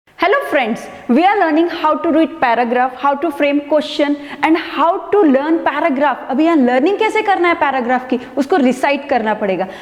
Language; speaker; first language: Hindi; non-native, local second language; Marathi